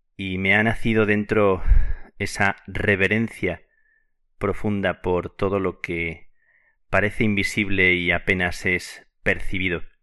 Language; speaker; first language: Spanish; native; Spanish